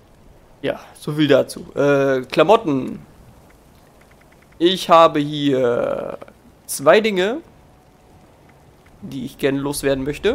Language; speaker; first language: German; native; German